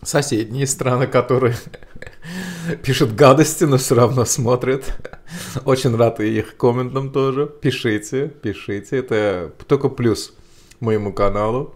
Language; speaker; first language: Russian; non-native, local second language; Azerbaijani